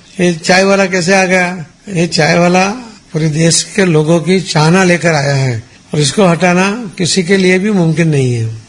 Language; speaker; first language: Hindi; non-native, local second language; Gujarati